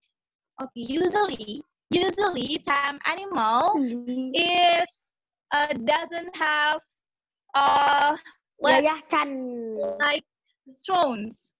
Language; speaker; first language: English; non-native, fluent; Indonesian